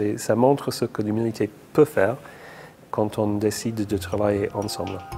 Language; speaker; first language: French; non-native, fluent; English